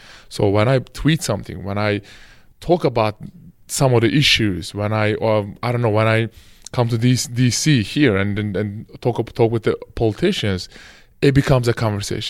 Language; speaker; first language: English; non-native, fluent; Turkish